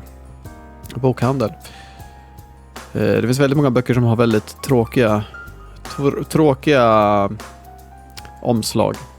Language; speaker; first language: Swedish; native; Swedish